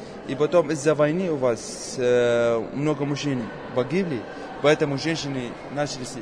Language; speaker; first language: Russian; non-native, fluent; Arabic